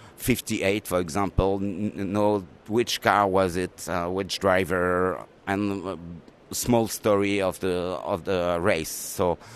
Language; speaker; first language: English; non-native, learner; French